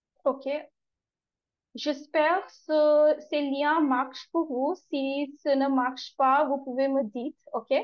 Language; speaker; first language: French; non-native, learner; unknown